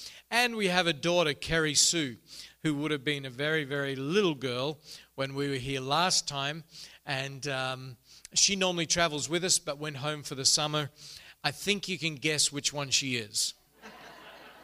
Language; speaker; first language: English; native; English